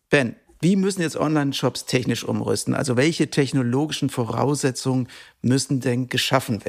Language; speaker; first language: German; native; German